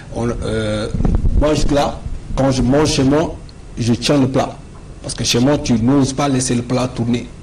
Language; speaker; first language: French; non-native, local second language; Wolof